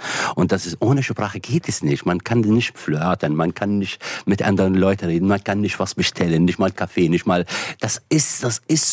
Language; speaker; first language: German; non-native, fluent; Arabic